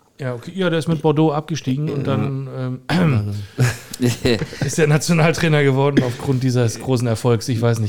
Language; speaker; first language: German; native; German